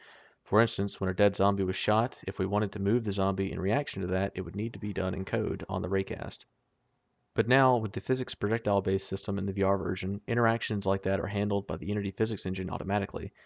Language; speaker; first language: English; native; English